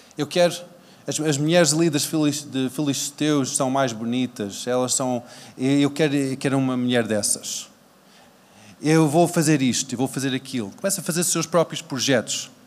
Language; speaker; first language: Portuguese; early bilingual, other home language; English